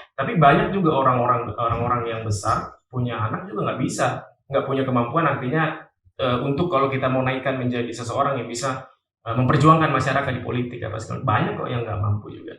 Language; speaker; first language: Indonesian; native; Indonesian